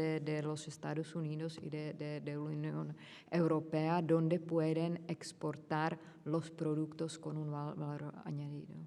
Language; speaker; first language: Spanish; non-native, fluent; Czech